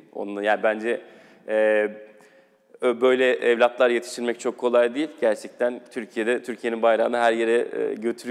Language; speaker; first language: Turkish; native; Turkish